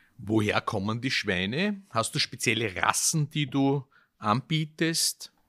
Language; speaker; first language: German; native; German